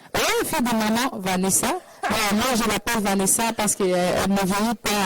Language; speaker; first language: French; non-native, local second language; Lingala